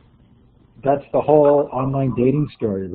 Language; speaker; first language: English; native; English